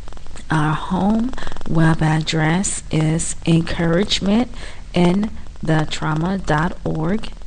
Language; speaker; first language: English; native; English